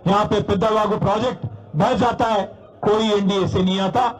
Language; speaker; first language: Hindi; non-native, local second language; Telugu